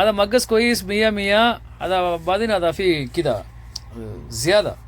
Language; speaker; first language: Arabic; non-native, learner; Tamil